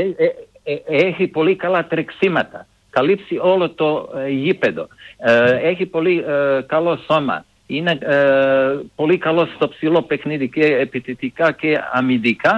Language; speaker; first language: Greek; non-native, fluent; Serbian